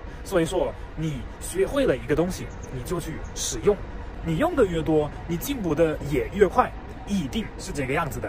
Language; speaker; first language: Chinese; non-native, fluent; German